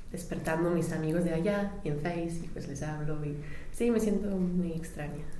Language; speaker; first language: Spanish; non-native, fluent; English